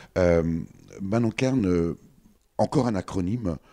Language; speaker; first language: French; native; French